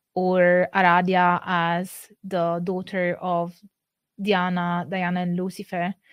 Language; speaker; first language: English; non-native, fluent; Italian